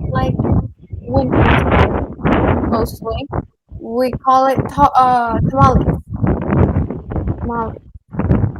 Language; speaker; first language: English; non-native, fluent; Spanish